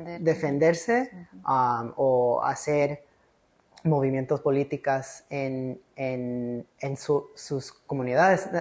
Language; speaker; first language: Spanish; early bilingual, heritage; English